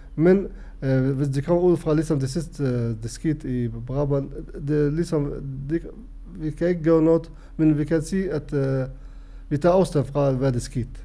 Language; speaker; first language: Danish; non-native, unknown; Arabic